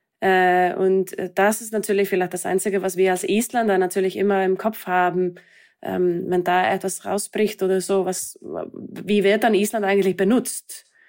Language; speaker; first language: German; non-native, fluent; Icelandic